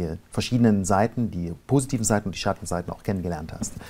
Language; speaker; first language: German; native; German